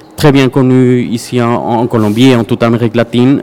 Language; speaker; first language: French; non-native, fluent; Spanish